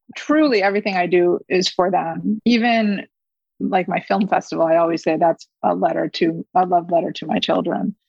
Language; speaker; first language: English; early bilingual, other home language; Korean